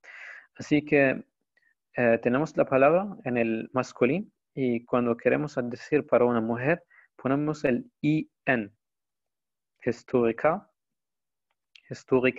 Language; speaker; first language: Spanish; non-native, fluent; Arabic